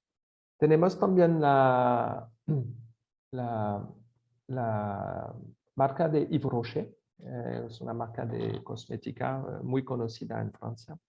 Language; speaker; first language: Spanish; non-native, fluent; French